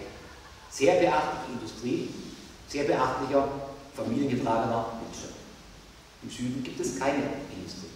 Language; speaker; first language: German; native; German